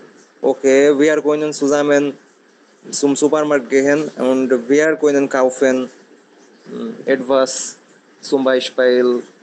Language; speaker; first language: German; non-native, learner; Bangla